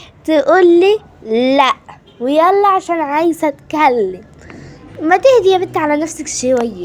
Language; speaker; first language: Arabic; native; Arabic